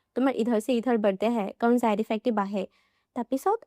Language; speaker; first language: Hindi; non-native, local second language; Assamese